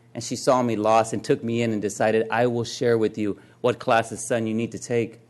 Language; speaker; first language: English; native; English